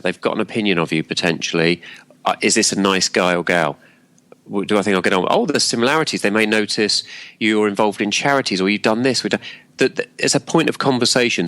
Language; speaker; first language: English; native; English